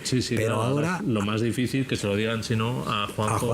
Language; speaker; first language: Spanish; native; Spanish